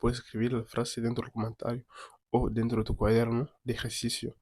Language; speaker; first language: Spanish; non-native, fluent; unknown